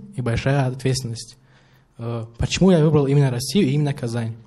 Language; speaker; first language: Russian; non-native, local second language; Tajik